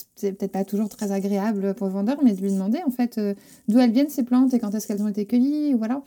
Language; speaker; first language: French; non-native, fluent; Spanish